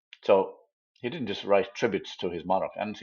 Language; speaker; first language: English; native; English